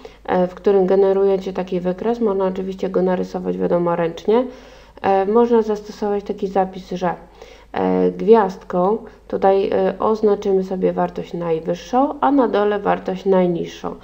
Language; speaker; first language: Polish; native; Polish